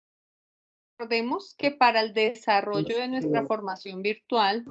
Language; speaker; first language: Spanish; native; Spanish